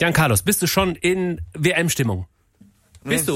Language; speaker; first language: German; native; German